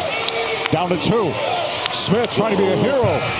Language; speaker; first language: English; native; English